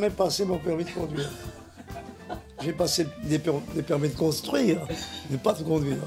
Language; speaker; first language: French; native; French